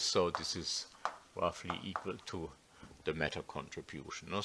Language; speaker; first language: English; non-native, fluent; German